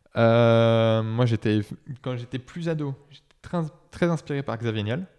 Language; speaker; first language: French; native; French